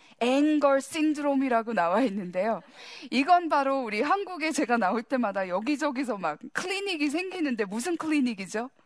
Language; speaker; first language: Korean; early bilingual, heritage; Korean